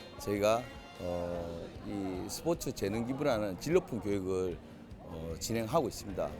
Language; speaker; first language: Korean; native; Korean